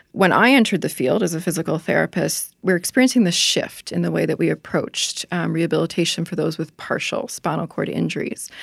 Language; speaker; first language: English; native; English